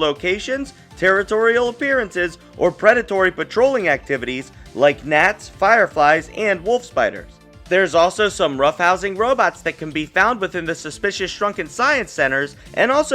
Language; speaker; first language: English; native; English